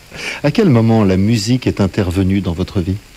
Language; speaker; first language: French; native; French